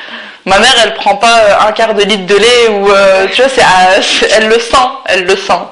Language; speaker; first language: French; early bilingual, other home language; Arabic